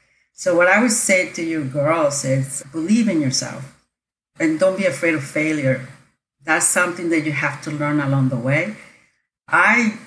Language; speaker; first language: English; non-native, fluent; Spanish